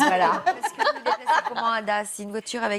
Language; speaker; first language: French; native; French